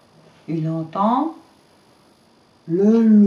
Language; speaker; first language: French; native; French